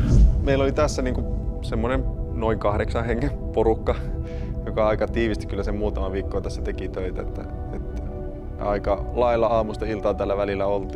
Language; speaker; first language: Finnish; native; Finnish